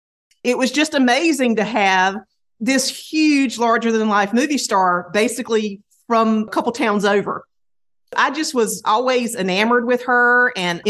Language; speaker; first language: English; native; English